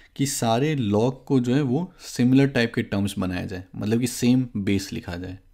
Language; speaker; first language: Hindi; native; Hindi